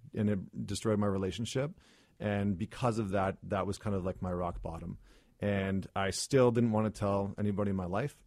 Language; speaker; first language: English; native; English